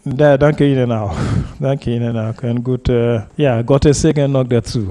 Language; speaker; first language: German; non-native, fluent; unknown